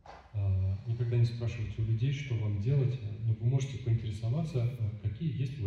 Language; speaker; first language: Russian; native; Russian